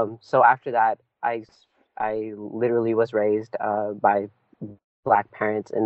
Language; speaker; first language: English; early bilingual, other home language; Punjabi